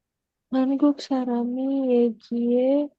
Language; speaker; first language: Korean; non-native, learner; Indonesian